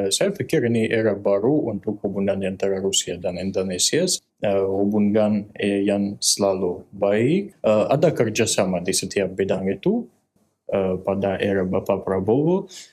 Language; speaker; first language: Indonesian; non-native, fluent; Russian